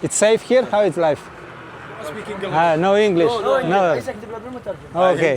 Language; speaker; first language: English; non-native, learner; Romanian